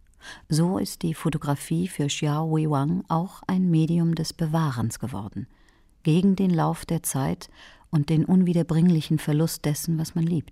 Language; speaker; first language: German; native; German